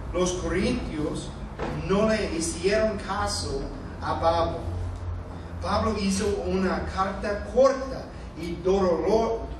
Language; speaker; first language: Spanish; non-native, fluent; English